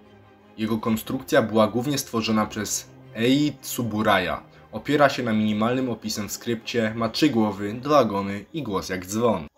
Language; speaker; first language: Polish; native; Polish